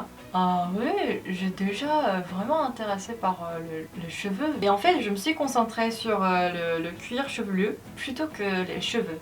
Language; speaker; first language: French; non-native, learner; Korean